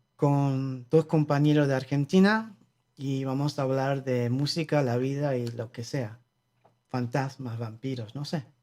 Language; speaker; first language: Spanish; early bilingual, heritage; Spanish